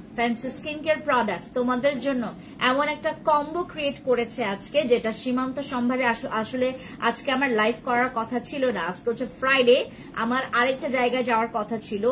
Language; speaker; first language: Bangla; native; Bangla